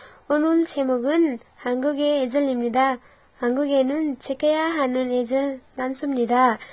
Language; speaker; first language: Korean; non-native, learner; Nepali